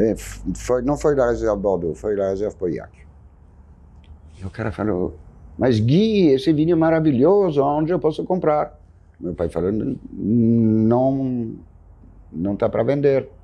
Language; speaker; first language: Portuguese; non-native, fluent; French